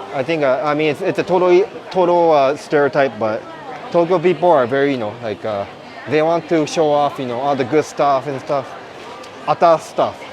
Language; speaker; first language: English; non-native, fluent; Japanese